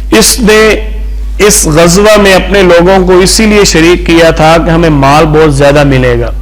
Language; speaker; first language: Urdu; non-native, local second language; Punjabi